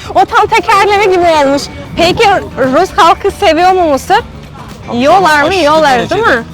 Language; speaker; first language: Turkish; non-native, fluent; Russian